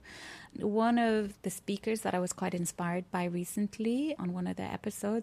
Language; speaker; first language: English; native; English